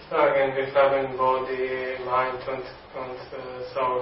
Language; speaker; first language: German; non-native, learner; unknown